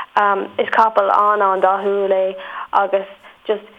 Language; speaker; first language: Irish; non-native, local second language; English